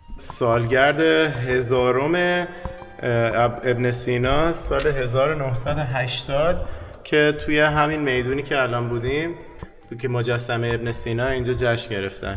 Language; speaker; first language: Persian; native; Persian